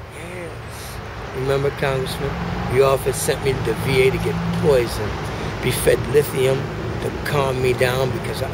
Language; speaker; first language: English; native; English